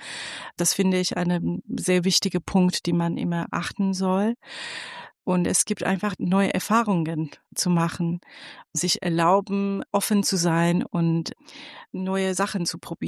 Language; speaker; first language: German; non-native, fluent; Persian